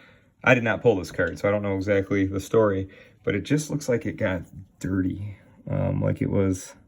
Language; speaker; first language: English; native; English